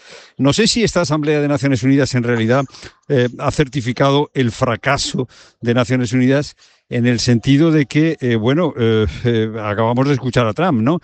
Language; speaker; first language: Spanish; native; Spanish